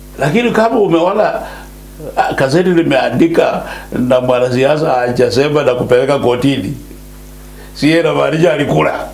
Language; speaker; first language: Swahili; non-native, local second language; Luyia